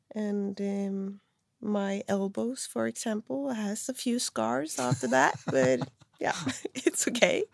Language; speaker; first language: English; non-native, fluent; Swedish